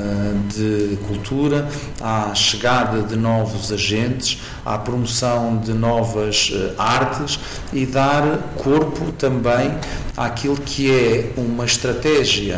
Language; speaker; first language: Portuguese; native; Portuguese